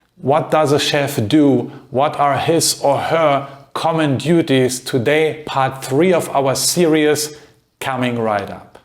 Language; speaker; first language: English; non-native, fluent; German